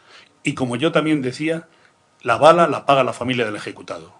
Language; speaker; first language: Spanish; native; Spanish